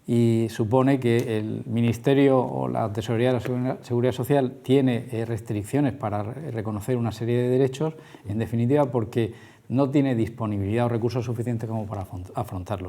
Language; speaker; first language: Spanish; native; Spanish